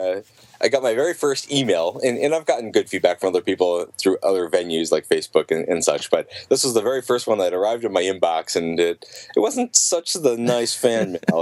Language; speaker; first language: English; native; English